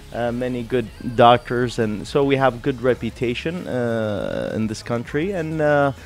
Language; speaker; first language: English; non-native, fluent; Arabic